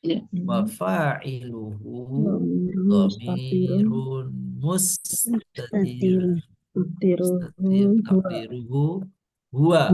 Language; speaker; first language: Arabic; non-native, fluent; Indonesian